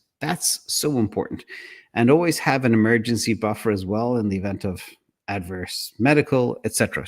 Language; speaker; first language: English; native; English